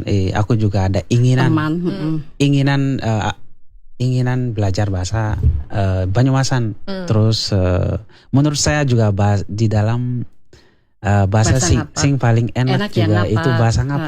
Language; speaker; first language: Indonesian; non-native, learner; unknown